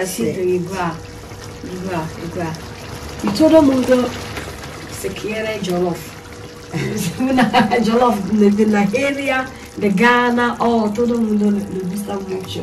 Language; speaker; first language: Spanish; non-native, learner; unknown